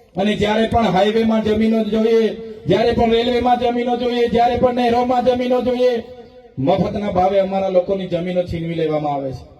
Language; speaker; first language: Gujarati; non-native, local second language; Vasavi